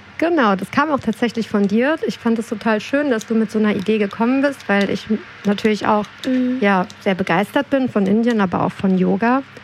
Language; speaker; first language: German; native; German